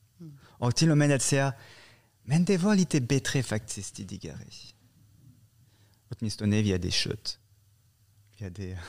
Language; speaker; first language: Swedish; non-native, fluent; French